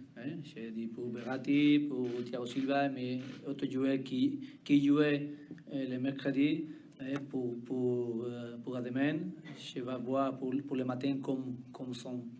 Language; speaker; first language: French; non-native, learner; Spanish